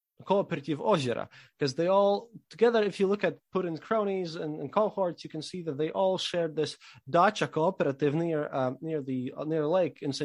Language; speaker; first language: English; non-native, fluent; Latvian